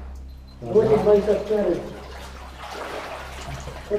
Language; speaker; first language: Polish; native; Polish